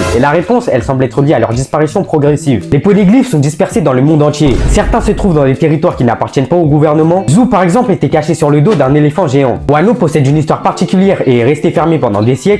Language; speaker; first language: French; native; French